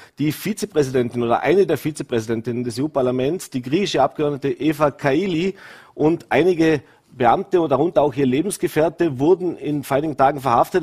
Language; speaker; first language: German; native; German